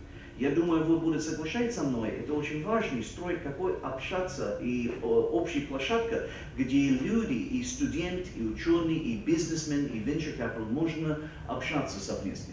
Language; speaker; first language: Russian; non-native, fluent; English